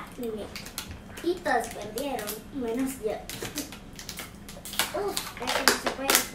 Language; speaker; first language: Spanish; early bilingual, other home language; Haitian Creole